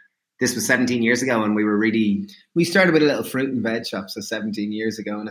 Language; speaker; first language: English; native; English